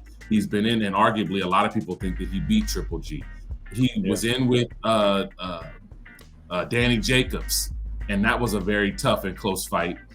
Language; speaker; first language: English; native; English